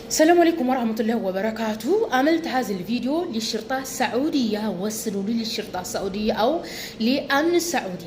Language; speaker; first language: Arabic; non-native, fluent; Amharic